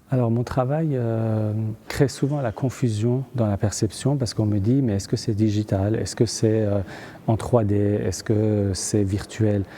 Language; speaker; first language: French; early bilingual, other home language; Persian